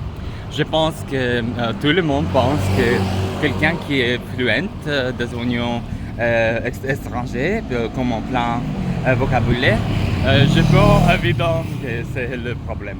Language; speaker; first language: French; non-native, learner; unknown